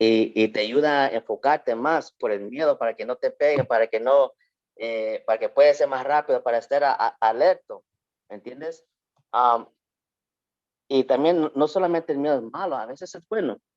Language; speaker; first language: Spanish; early bilingual, heritage; Spanish